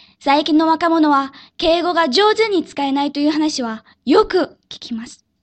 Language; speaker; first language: Japanese; non-native, fluent; Korean